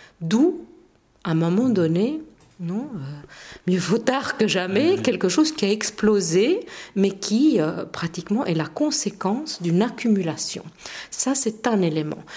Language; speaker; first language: French; non-native, fluent; Romanian